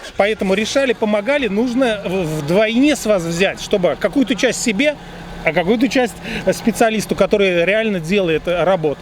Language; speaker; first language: Russian; native; Russian